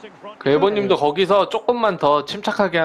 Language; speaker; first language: Korean; native; Korean